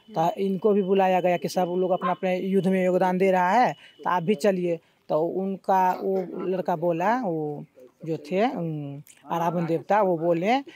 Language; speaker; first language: Hindi; native; Hindi